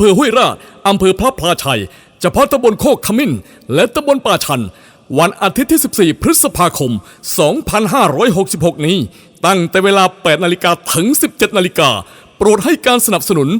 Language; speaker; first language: Thai; native; Thai